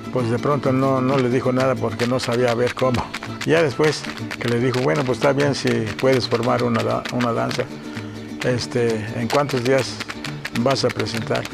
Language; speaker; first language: Spanish; native; Spanish